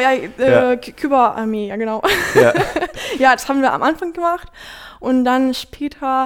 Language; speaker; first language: German; non-native, fluent; Ukrainian